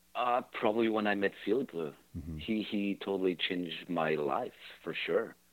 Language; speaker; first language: English; non-native, fluent; French